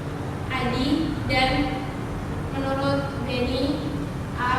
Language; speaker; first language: Indonesian; native; Indonesian